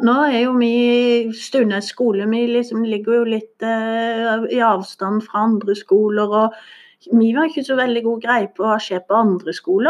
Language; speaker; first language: Norwegian; native; Norwegian